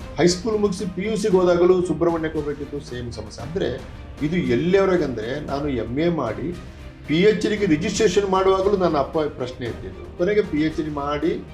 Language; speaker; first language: Kannada; native; Kannada